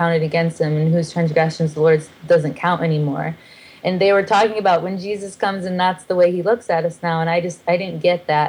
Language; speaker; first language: English; native; English